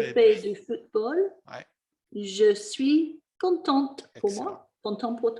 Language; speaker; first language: French; non-native, fluent; English